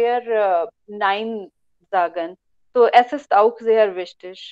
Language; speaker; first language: German; non-native, learner; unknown